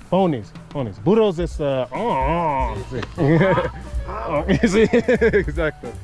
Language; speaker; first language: Spanish; non-native, learner; English